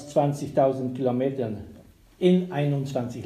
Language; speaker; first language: German; non-native, learner; Polish